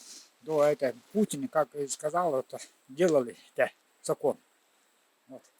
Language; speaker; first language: Russian; non-native, local second language; Yakut